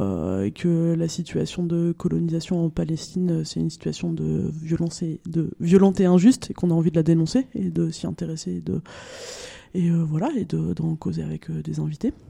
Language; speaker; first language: French; native; French